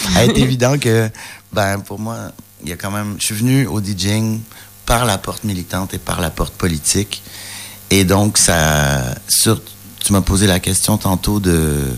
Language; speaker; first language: French; native; French